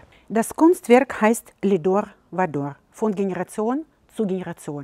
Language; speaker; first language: German; non-native, fluent; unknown